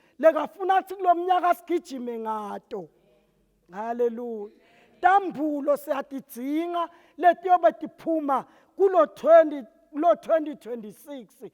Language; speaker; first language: Zulu; non-native, local second language; Swati